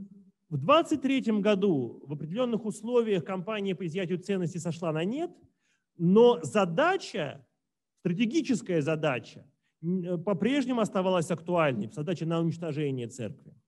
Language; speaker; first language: Russian; native; Russian